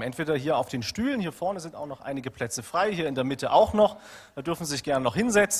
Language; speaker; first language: German; native; German